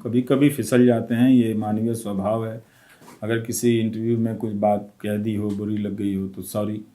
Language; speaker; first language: Hindi; non-native, local second language; Bhojpuri